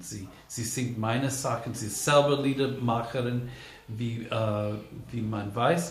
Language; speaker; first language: German; non-native, fluent; English